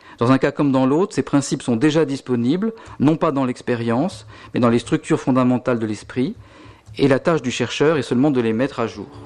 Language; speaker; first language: French; native; French